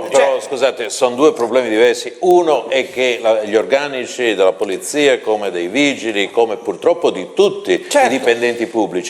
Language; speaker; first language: Italian; native; Italian